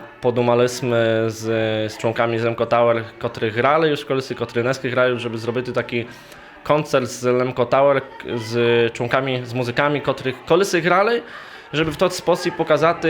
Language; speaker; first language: Polish; non-native, local second language; Rusyn